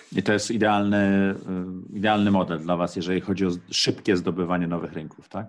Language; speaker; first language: Polish; native; Polish